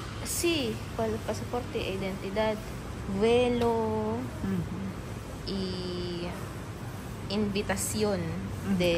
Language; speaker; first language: Spanish; non-native, learner; Filipino